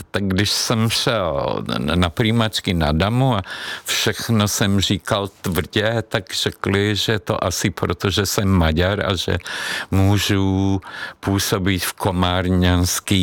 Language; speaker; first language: Czech; non-native, fluent; Hungarian